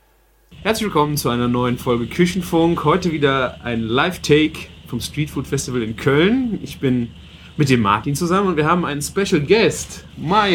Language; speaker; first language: German; native; German